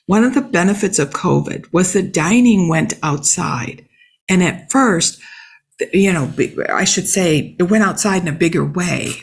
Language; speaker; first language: English; native; English